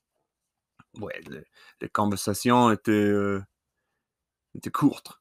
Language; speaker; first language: French; non-native, learner; English